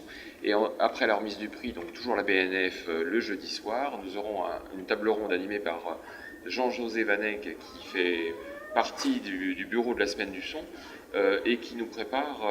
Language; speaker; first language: French; native; French